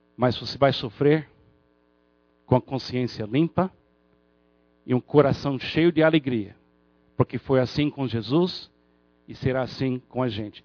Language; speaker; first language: Portuguese; non-native, fluent; English